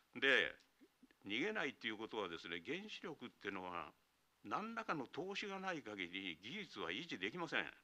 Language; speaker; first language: Japanese; native; Japanese